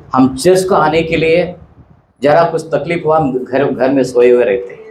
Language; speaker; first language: Hindi; non-native, local second language; Marathi